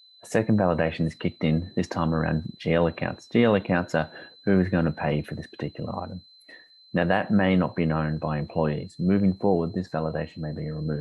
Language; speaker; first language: English; native; English